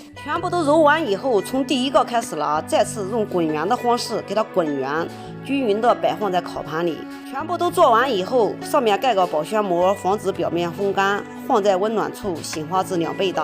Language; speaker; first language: Chinese; native; Chinese